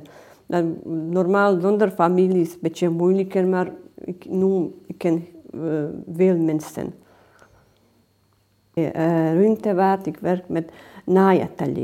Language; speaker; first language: Dutch; non-native, learner; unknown